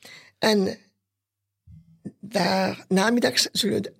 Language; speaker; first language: Dutch; non-native, local second language; French